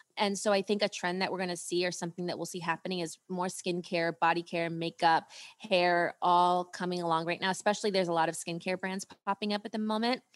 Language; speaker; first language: English; native; English